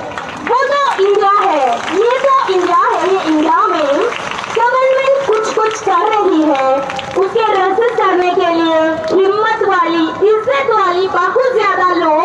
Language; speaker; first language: Hindi; non-native, local second language; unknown